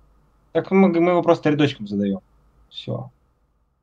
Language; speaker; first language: Russian; native; Russian